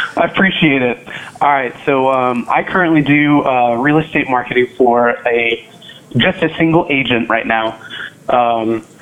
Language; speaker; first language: English; native; English